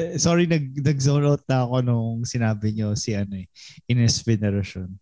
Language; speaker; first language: Filipino; native; Filipino